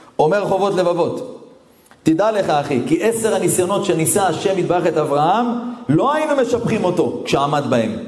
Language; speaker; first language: Hebrew; native; Hebrew